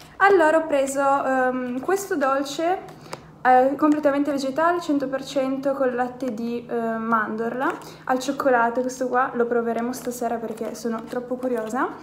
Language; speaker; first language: Italian; native; Italian